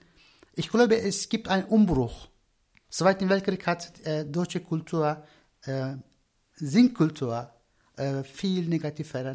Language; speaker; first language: German; non-native, learner; Turkish